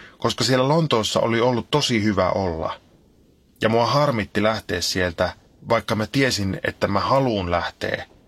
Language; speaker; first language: Finnish; native; Finnish